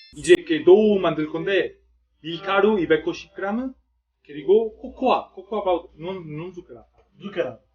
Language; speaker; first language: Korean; non-native, fluent; Italian